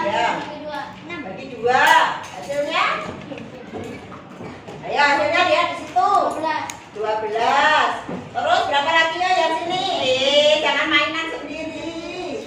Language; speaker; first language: Indonesian; native; Indonesian